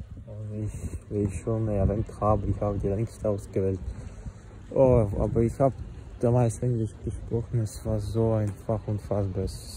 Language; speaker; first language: German; non-native, fluent; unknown